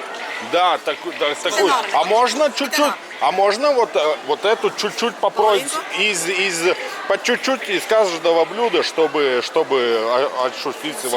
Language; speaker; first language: Russian; non-native, fluent; Latvian